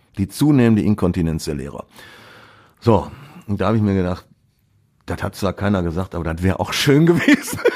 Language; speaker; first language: German; native; German